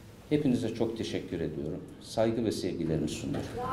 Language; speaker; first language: Turkish; native; Turkish